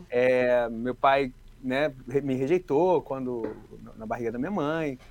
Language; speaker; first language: Portuguese; native; Portuguese